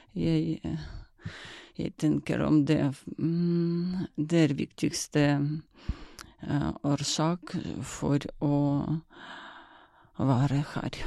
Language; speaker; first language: Norwegian; non-native, learner; Ukrainian